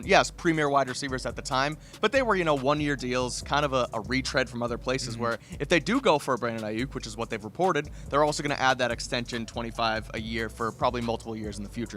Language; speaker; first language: English; native; English